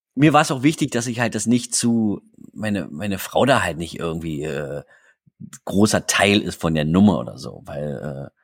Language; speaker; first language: German; native; German